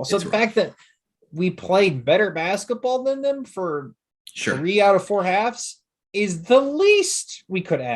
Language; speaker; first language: English; native; English